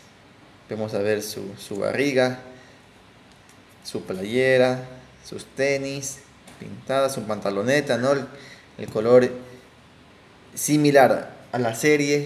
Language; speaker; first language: Spanish; native; Spanish